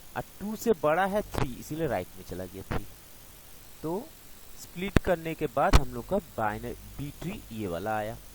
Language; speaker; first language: Hindi; non-native, local second language; Bangla